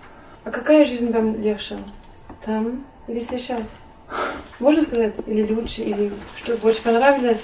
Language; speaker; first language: Russian; non-native, learner; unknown